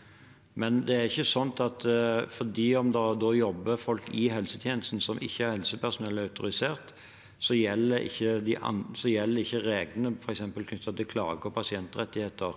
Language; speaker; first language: Norwegian; native; Norwegian